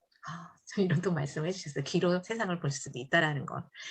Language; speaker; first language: Korean; native; Korean